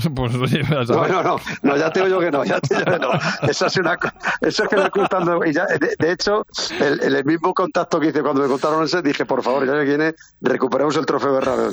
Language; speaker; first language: Spanish; native; Spanish